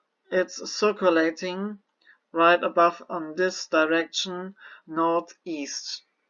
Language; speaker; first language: English; non-native, learner; German